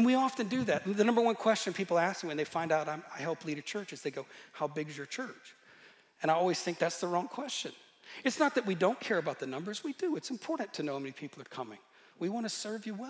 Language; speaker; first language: English; native; English